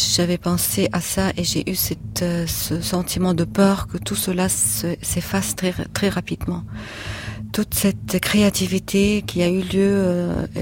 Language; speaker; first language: French; non-native, fluent; Arabic